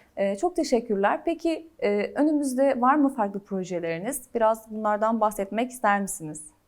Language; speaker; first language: Turkish; native; Turkish